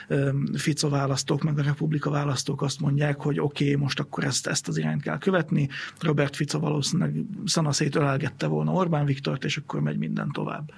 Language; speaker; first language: Hungarian; native; Hungarian